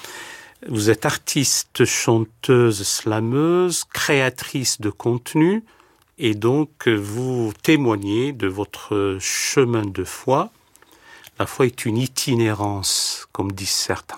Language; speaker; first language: French; native; French